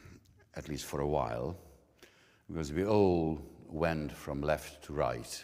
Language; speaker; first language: English; non-native, fluent; Hungarian